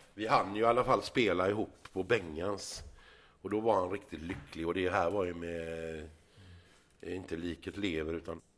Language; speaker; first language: Swedish; native; Swedish